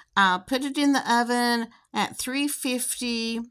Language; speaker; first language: English; native; English